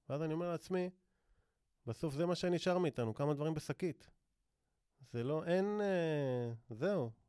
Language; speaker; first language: Hebrew; native; Hebrew